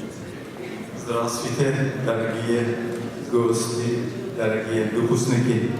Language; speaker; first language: Russian; non-native, learner; Persian